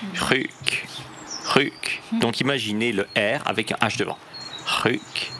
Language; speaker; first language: French; native; French